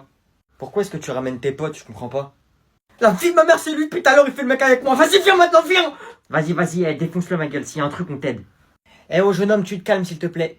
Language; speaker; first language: French; native; French